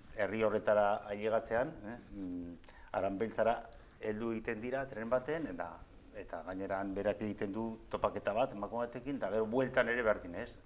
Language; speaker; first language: Basque; native; Basque